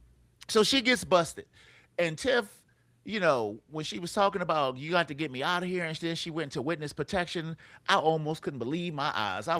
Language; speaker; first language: English; native; English